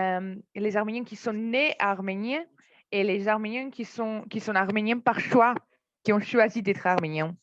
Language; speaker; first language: French; non-native, fluent; Armenian